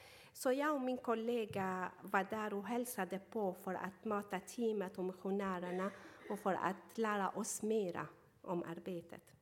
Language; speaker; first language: Swedish; non-native, fluent; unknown